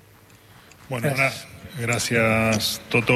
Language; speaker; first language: Spanish; native; Spanish